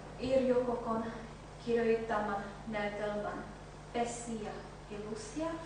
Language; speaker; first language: Finnish; non-native, learner; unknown